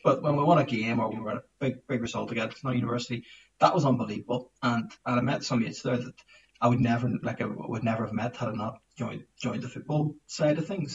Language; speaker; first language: English; native; English